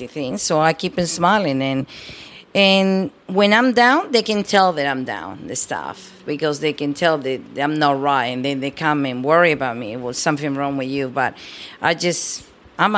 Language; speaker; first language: English; non-native, fluent; Spanish